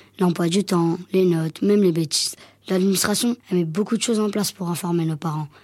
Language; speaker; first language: French; native; French